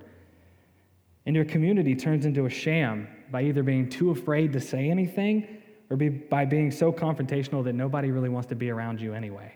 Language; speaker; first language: English; native; English